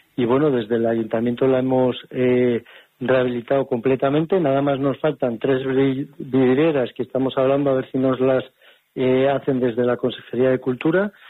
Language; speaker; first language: Spanish; native; Spanish